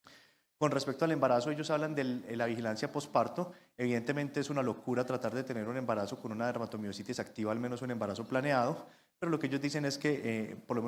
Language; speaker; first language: Spanish; native; Spanish